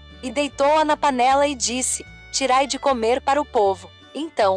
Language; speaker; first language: Portuguese; native; Portuguese